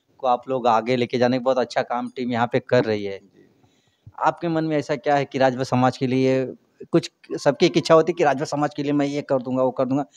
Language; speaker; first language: Hindi; native; Hindi